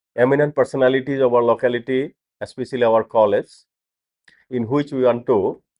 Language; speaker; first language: English; non-native, local second language; Assamese